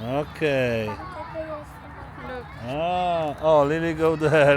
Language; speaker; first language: English; non-native, learner; Polish